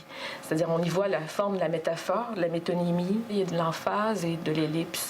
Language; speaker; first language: French; native; French